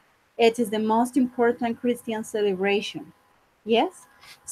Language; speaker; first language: English; non-native, fluent; Spanish